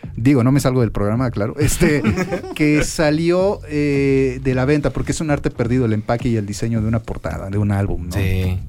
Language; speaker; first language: Spanish; native; Spanish